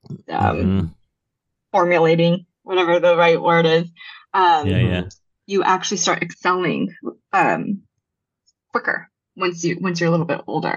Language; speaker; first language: English; early bilingual, other home language; Japanese